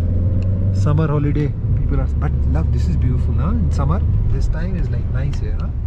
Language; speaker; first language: English; non-native, fluent; Hindi